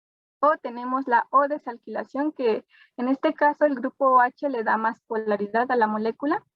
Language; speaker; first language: Spanish; native; Spanish